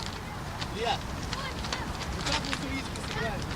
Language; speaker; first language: Russian; native; Russian